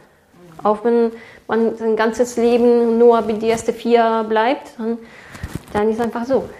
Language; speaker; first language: German; non-native, fluent; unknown